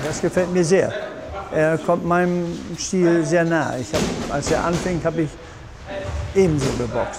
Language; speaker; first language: German; native; German